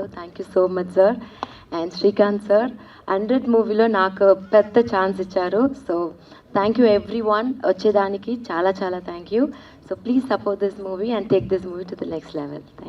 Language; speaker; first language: Telugu; non-native, learner; Tamil